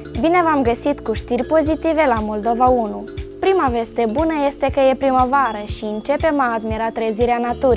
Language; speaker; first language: Romanian; native; Romanian